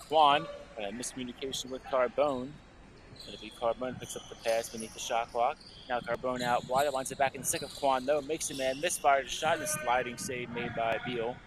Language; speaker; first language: English; native; English